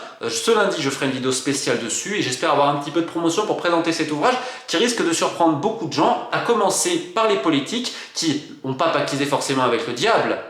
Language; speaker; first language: French; native; French